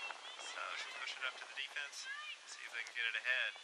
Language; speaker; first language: English; native; English